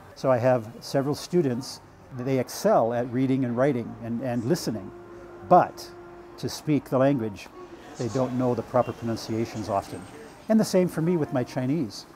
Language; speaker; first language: English; native; English